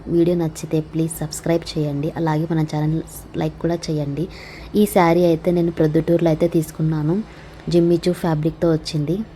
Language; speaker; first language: Telugu; non-native, local second language; Urdu